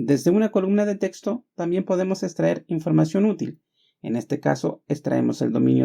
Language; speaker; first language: Spanish; native; Spanish